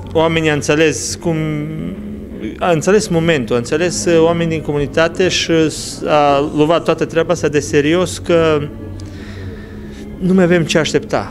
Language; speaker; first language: Romanian; early bilingual, heritage; Romanian